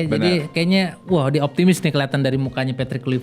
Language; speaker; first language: Indonesian; native; Indonesian